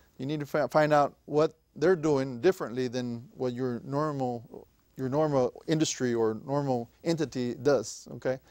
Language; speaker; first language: English; native; English